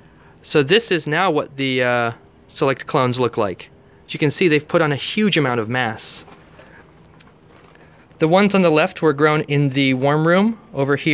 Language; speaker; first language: English; native; English